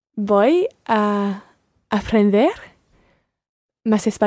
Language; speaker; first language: Spanish; non-native, learner; English